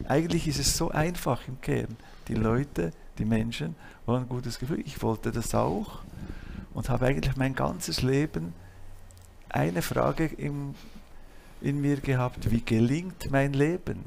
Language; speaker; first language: German; native; German